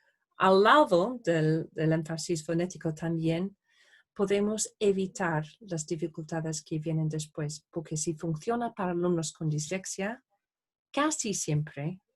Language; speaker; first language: Spanish; non-native, fluent; English